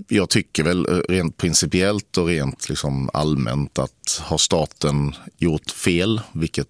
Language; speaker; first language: Swedish; native; Swedish